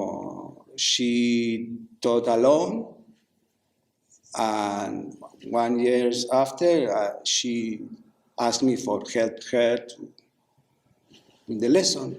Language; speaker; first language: English; non-native, learner; Spanish